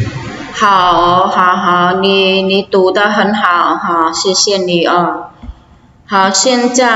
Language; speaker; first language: Chinese; non-native, fluent; Khmer